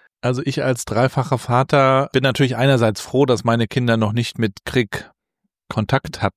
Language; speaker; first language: German; native; German